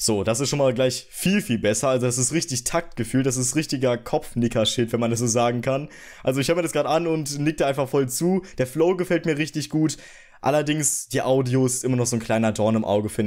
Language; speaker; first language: German; native; German